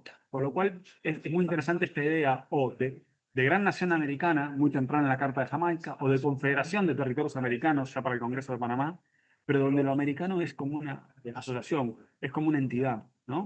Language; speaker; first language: Spanish; native; Spanish